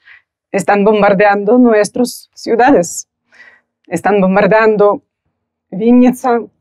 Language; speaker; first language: Spanish; non-native, fluent; Ukrainian